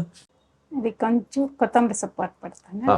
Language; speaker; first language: Kannada; native; Kannada